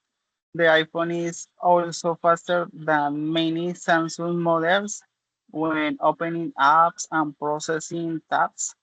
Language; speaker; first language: English; non-native, learner; Spanish